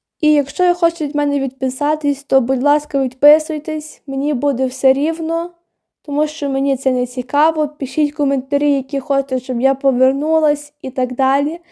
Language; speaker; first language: Ukrainian; non-native, local second language; Russian